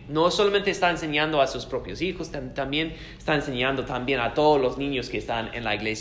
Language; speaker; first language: Spanish; non-native, fluent; English